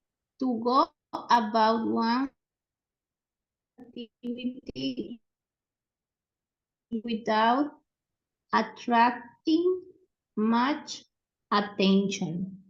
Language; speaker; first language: English; non-native, learner; Spanish